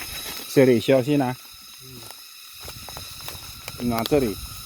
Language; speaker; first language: Chinese; non-native, learner; Filipino